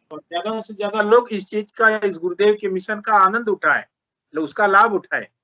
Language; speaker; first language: Hindi; native; Hindi